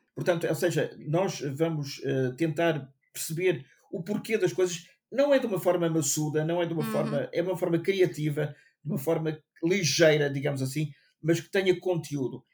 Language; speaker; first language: Portuguese; native; Portuguese